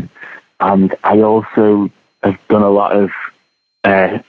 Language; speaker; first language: English; native; English